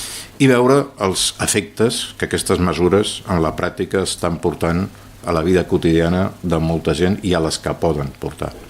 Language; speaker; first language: Catalan; native; Catalan